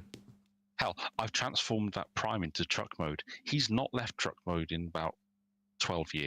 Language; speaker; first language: English; native; English